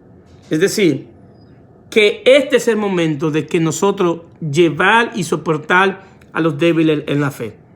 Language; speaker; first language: Spanish; native; Spanish